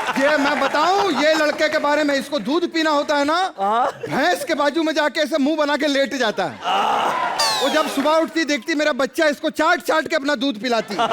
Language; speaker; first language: Hindi; native; Hindi